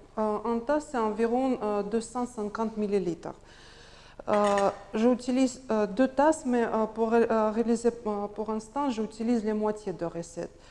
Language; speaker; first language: French; non-native, learner; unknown